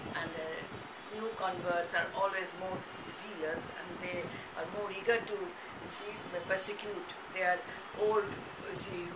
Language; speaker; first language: English; non-native, local second language; Bangla